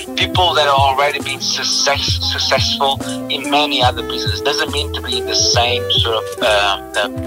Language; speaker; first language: English; non-native, fluent; Portuguese